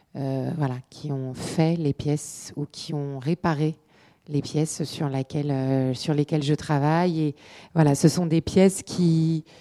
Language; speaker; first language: French; native; French